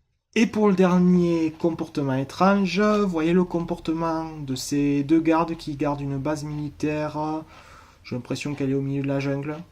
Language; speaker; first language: French; native; French